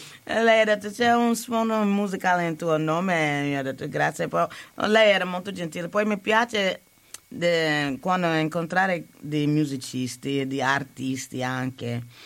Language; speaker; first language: Italian; non-native, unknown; English